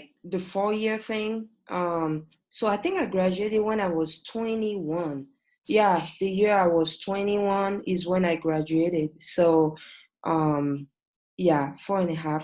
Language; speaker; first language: English; non-native, fluent; French